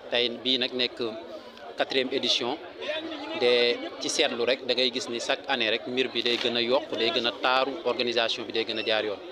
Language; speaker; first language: Wolof; native; Wolof